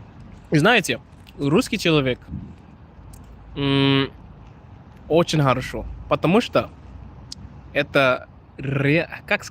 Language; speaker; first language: Russian; non-native, learner; Shona